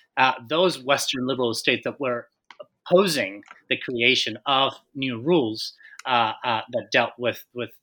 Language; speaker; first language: English; non-native, fluent; Spanish